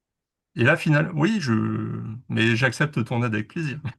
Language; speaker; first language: French; native; French